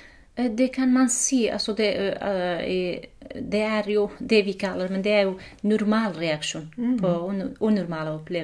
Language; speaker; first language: Norwegian; non-native, fluent; Kurdish